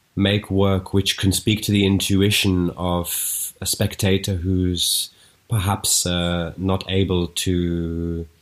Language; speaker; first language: English; native; English